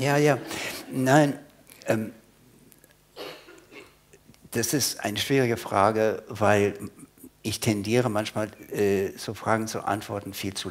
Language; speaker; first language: German; non-native, fluent; English